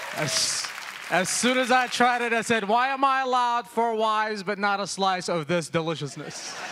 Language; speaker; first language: English; early bilingual, other home language; Arabic